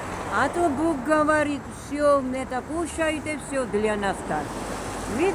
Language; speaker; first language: Russian; non-native, learner; Georgian